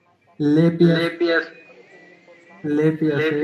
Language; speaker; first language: Italian; non-native, learner; Bangla